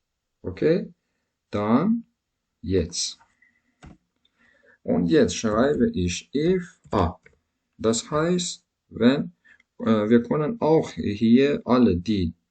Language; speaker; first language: German; non-native, learner; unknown